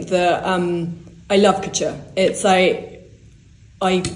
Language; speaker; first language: English; native; English